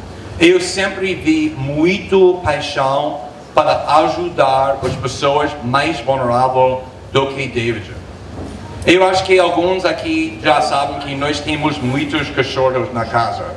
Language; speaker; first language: Portuguese; non-native, fluent; English